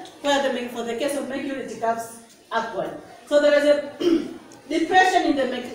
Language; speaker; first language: English; non-native, local second language; Swahili